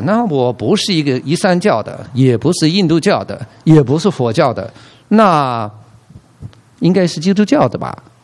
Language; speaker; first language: Chinese; non-native, fluent; English